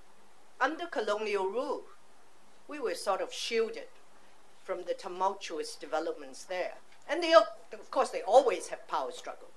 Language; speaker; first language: English; non-native, local second language; Cantonese